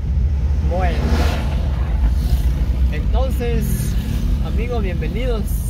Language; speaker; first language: Spanish; native; Spanish